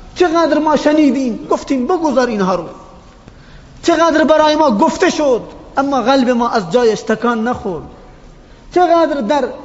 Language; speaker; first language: Persian; non-native, local second language; Baluchi